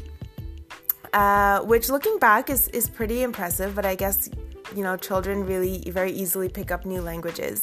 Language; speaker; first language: English; early bilingual, other home language; Urdu